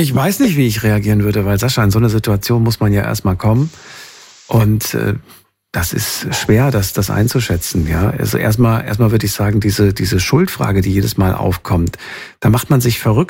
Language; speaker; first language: German; native; German